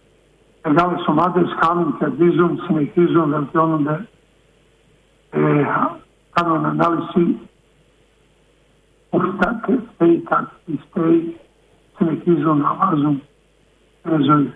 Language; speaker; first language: Greek; non-native, fluent; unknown